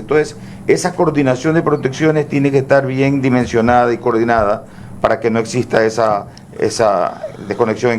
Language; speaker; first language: Spanish; native; Spanish